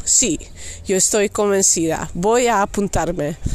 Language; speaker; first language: Spanish; non-native, fluent; Dutch